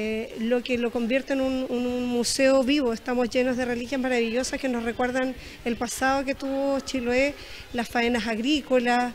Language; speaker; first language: Spanish; native; Spanish